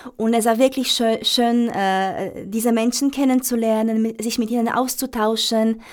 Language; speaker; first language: German; non-native, fluent; Romanian